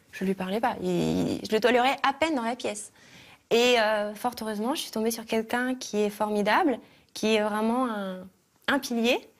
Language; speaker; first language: French; early bilingual, other home language; Russian